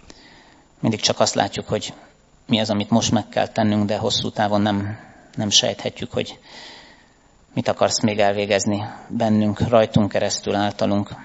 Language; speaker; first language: Hungarian; native; Hungarian